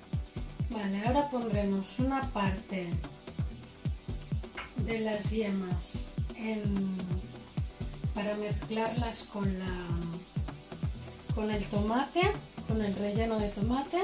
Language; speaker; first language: Spanish; native; Spanish